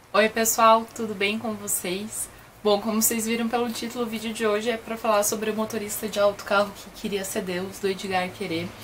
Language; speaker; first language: Portuguese; native; Portuguese